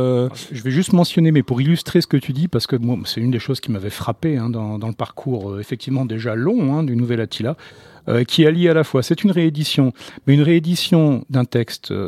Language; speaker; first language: French; native; French